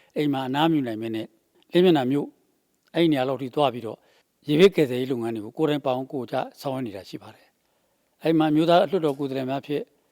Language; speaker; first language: Burmese; native; Burmese